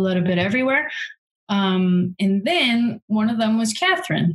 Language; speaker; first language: English; native; English